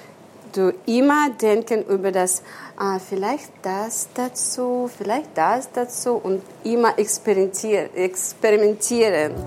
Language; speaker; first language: German; non-native, learner; Ukrainian